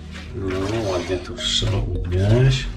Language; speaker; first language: Polish; native; Polish